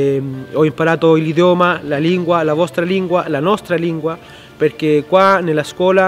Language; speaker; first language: Italian; non-native, fluent; Spanish